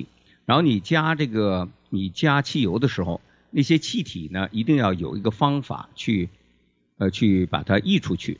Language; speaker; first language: Chinese; native; Chinese